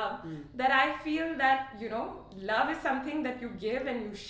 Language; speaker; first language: English; non-native, local second language; Hindi